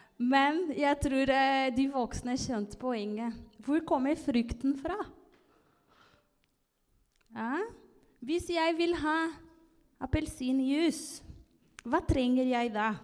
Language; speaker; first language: Norwegian; non-native, fluent; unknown